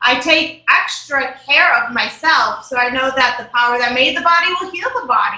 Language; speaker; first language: English; native; English